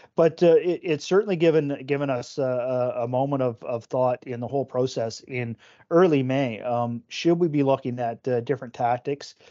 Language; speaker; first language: English; native; English